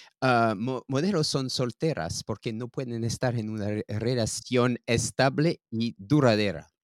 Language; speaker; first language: Spanish; non-native, learner; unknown